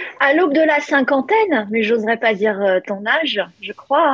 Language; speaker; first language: French; native; French